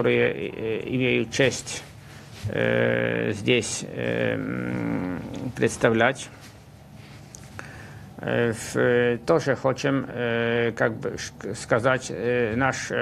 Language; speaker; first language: Russian; non-native, fluent; Polish